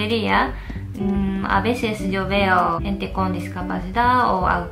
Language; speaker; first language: Spanish; non-native, fluent; Japanese